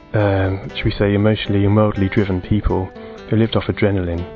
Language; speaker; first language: English; native; English